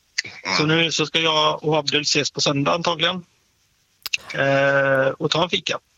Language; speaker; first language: Swedish; native; Swedish